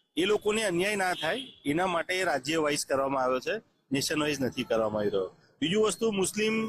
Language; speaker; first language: Gujarati; native; Gujarati